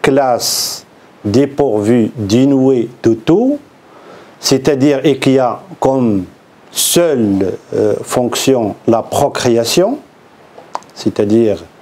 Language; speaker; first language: French; non-native, local second language; Arabic